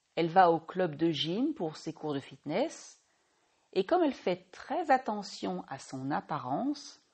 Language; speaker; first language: French; native; French